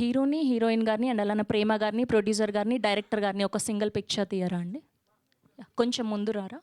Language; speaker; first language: Telugu; native; Telugu